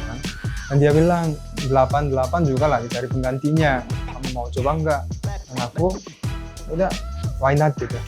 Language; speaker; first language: Indonesian; early bilingual, other home language; Korean